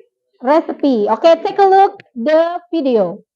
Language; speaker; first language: English; non-native, fluent; Indonesian